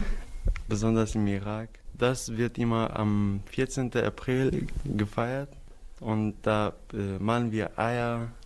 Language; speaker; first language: German; non-native, fluent; Arabic